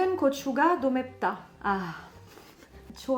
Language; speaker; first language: Korean; non-native, fluent; French